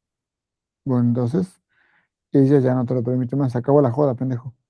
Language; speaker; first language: Spanish; native; Spanish